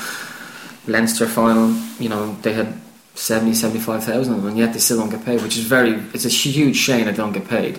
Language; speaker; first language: English; native; English